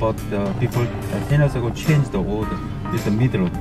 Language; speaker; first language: English; non-native, learner; Korean